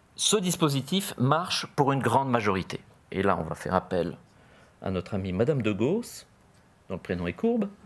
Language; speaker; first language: French; native; French